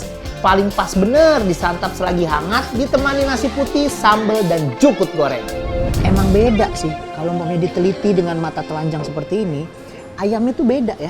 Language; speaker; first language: Indonesian; native; Indonesian